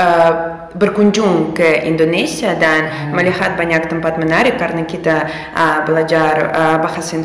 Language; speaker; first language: Indonesian; non-native, fluent; Russian